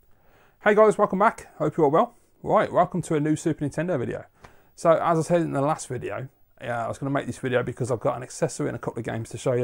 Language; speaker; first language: English; native; English